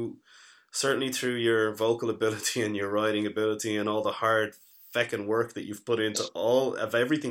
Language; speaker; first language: English; native; English